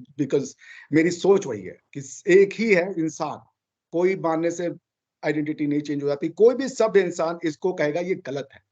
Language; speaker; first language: Hindi; native; Hindi